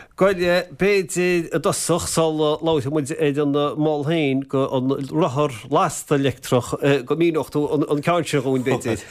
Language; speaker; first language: Irish; native; Irish